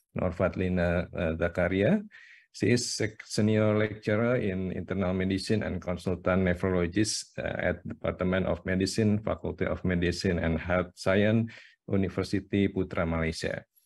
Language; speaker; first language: English; non-native, fluent; Indonesian